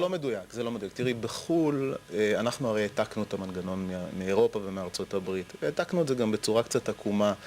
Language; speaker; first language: Hebrew; native; Hebrew